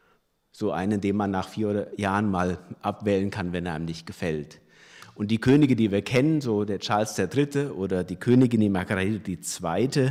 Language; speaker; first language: German; native; German